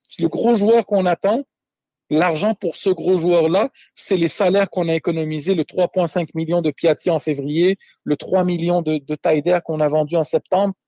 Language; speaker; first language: French; native; French